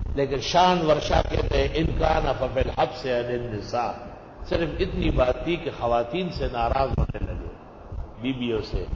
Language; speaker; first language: Urdu; non-native, local second language; Pashto